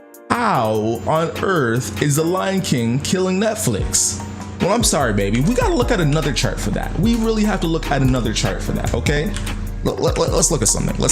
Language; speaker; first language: English; native; English